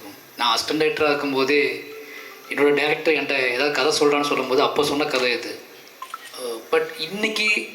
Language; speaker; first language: Tamil; native; Tamil